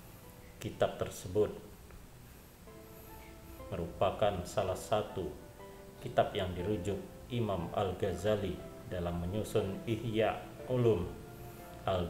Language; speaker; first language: Indonesian; native; Indonesian